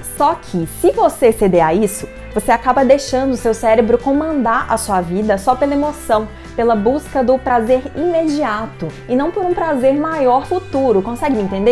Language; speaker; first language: Portuguese; native; Portuguese